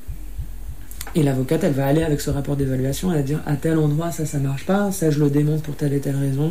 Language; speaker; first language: French; native; French